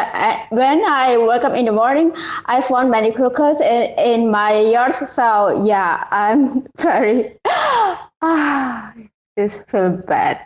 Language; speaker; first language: English; non-native, learner; Indonesian